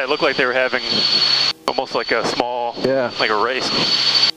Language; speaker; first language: English; native; English